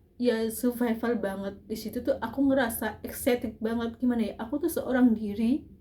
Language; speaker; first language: Indonesian; native; Indonesian